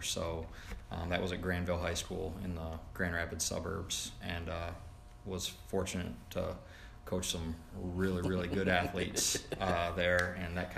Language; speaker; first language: English; native; English